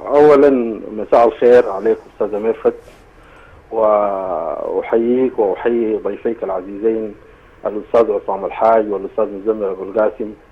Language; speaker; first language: Arabic; native; Arabic